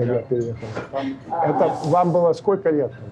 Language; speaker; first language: Russian; non-native, fluent; English